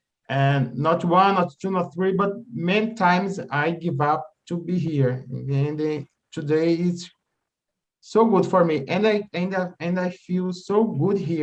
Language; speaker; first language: English; non-native, learner; Portuguese